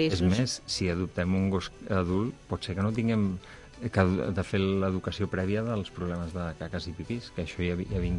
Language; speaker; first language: Catalan; native; Catalan